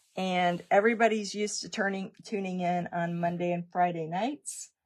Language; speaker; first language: English; native; English